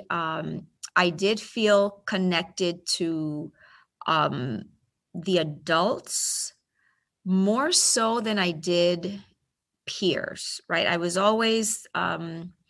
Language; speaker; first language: English; early bilingual, other home language; Spanish